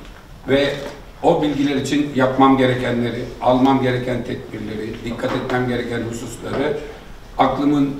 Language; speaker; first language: Turkish; native; Turkish